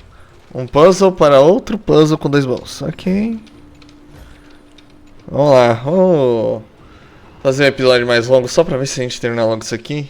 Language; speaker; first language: Portuguese; native; Portuguese